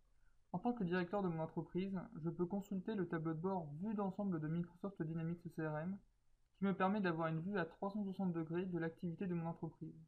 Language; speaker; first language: French; native; French